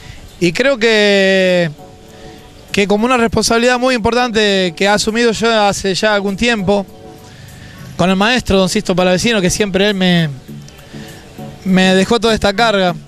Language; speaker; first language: Spanish; native; Spanish